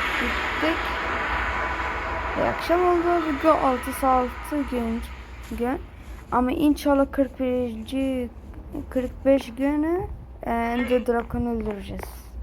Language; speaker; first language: Turkish; early bilingual, other home language; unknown